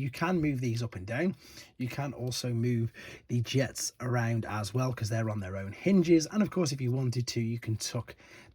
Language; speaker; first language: English; native; English